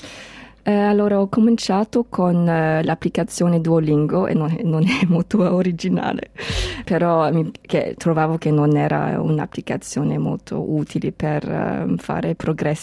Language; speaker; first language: Italian; non-native, fluent; English